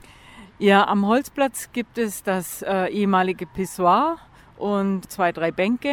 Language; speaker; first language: German; native; German